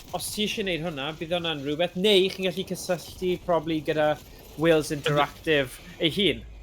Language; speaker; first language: Welsh; native; Welsh